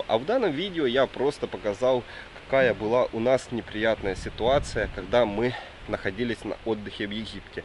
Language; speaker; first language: Russian; native; Russian